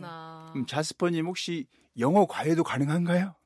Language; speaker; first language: Korean; native; Korean